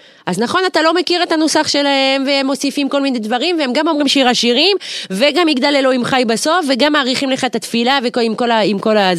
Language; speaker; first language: Hebrew; non-native, fluent; French